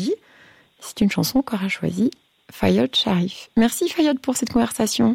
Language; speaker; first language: French; native; French